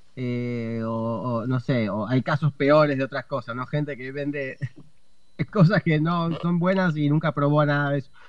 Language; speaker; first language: Spanish; native; Spanish